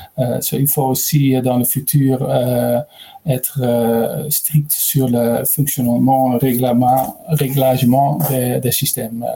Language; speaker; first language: French; non-native, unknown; Dutch